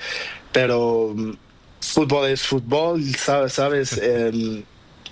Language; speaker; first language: Spanish; non-native, learner; Portuguese